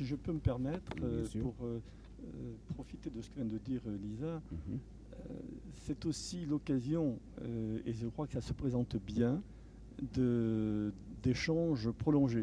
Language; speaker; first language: French; native; French